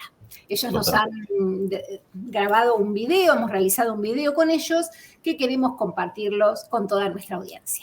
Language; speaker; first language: Spanish; native; Spanish